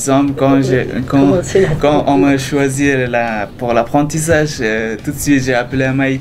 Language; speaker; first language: French; non-native, fluent; Persian